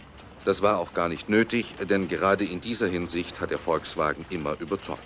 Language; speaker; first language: German; native; German